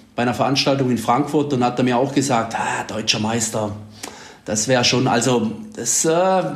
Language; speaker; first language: German; native; German